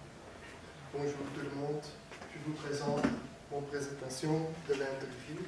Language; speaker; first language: French; non-native, learner; Dutch